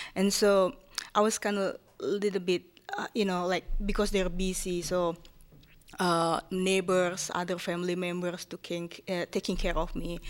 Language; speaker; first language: English; non-native, fluent; Japanese